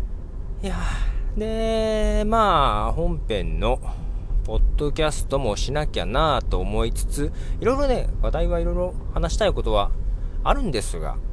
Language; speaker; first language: Japanese; native; Japanese